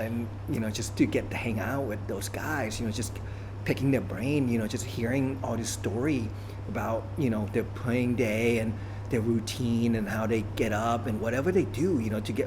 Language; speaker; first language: English; early bilingual, other home language; Thai